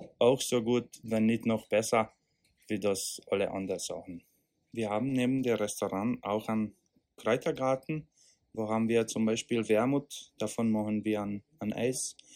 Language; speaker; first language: German; non-native, learner; Hungarian